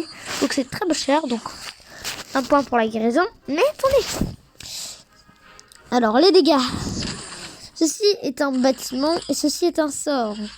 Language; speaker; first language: French; native; French